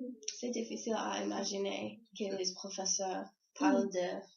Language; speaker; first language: French; non-native, learner; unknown